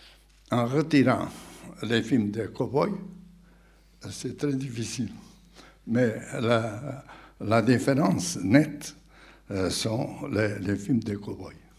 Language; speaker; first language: French; non-native, fluent; Portuguese